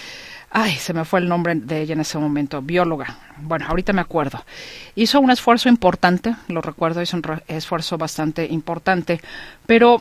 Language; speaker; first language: Spanish; native; Spanish